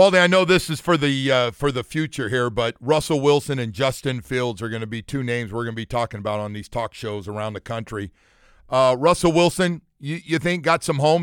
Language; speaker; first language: English; native; English